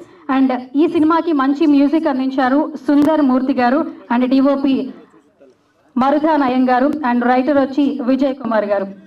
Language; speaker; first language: Telugu; native; Telugu